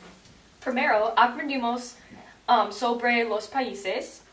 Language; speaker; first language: Spanish; non-native, learner; English